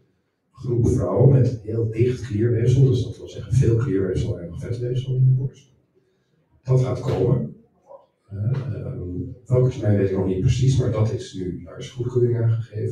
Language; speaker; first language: Dutch; native; Dutch